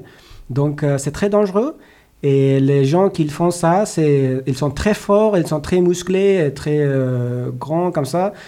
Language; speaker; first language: French; non-native, learner; Persian